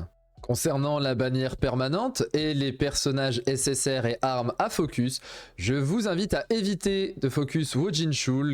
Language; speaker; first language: French; native; French